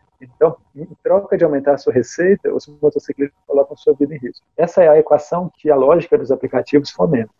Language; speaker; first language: Portuguese; native; Portuguese